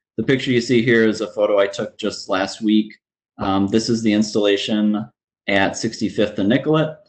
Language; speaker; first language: English; native; English